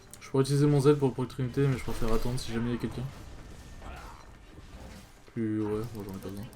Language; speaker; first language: French; native; French